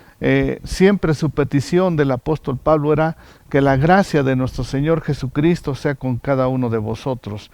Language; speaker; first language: Spanish; native; Spanish